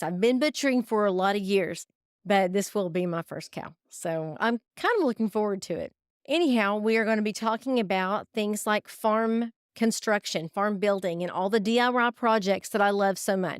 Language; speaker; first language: English; native; English